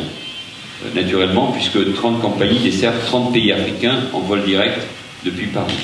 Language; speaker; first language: French; native; French